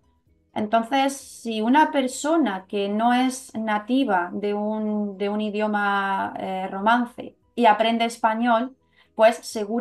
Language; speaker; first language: Spanish; native; Spanish